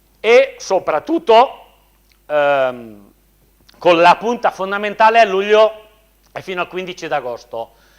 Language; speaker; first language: Italian; non-native, fluent; Spanish